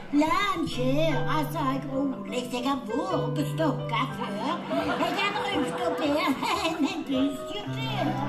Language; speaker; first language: Norwegian; native; Norwegian